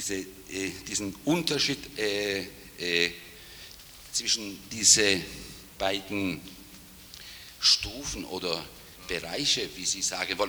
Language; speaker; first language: German; non-native, fluent; Italian